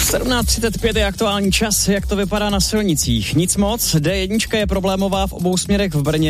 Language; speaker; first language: Czech; native; Czech